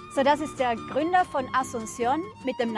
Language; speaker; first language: German; native; German